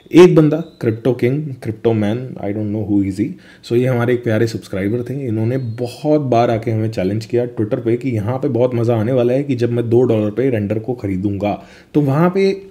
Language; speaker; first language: Hindi; native; Hindi